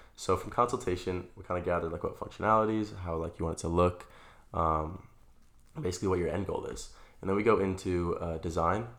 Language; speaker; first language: English; native; English